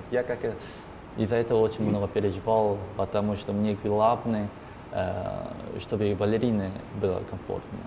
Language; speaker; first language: Russian; non-native, learner; Korean